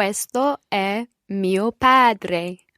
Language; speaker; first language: Italian; non-native, learner; English